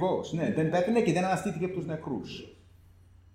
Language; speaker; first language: Greek; non-native, fluent; English